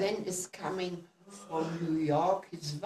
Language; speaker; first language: English; non-native, learner; German